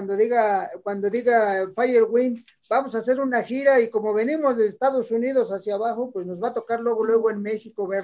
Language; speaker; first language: Spanish; native; Spanish